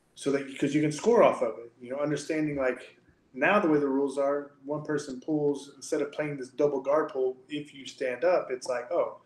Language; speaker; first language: English; native; English